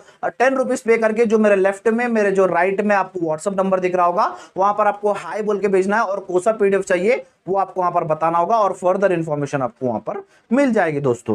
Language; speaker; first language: Hindi; native; Hindi